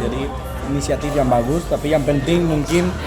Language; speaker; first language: Indonesian; non-native, fluent; Spanish